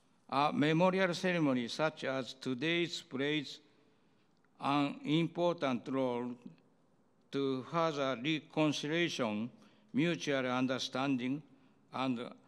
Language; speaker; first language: English; non-native, learner; Japanese